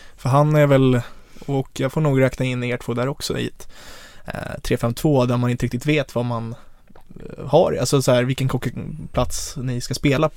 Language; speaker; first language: Swedish; native; Swedish